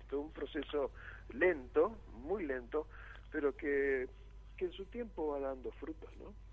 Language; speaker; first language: Spanish; native; Spanish